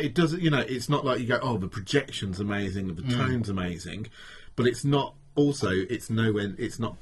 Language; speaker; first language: English; native; English